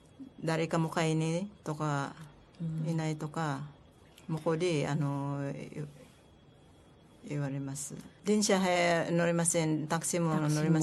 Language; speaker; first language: Japanese; non-native, learner; Filipino